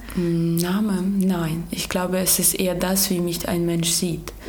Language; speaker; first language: German; early bilingual, other home language; Georgian